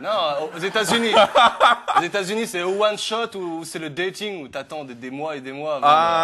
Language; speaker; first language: French; native; French